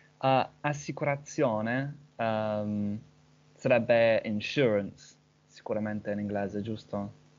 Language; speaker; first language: Italian; non-native, learner; English